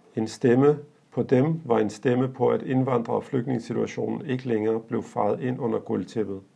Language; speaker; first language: Danish; early bilingual, other home language; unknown